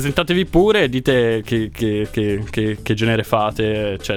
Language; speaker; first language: Italian; native; Italian